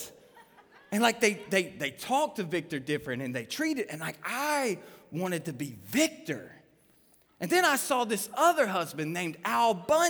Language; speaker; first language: English; native; English